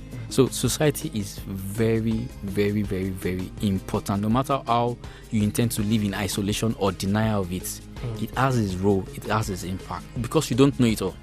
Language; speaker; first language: English; non-native, local second language; Yoruba